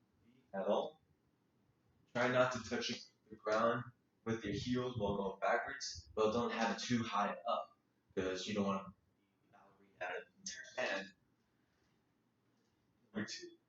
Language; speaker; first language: English; native; English